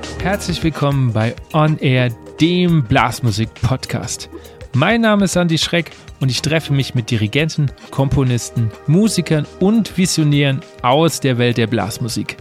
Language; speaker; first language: German; native; German